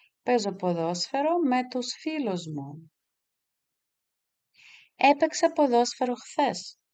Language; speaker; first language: Greek; non-native, fluent; Russian